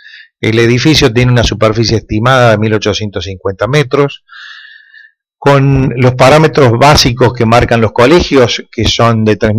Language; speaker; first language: Spanish; native; Spanish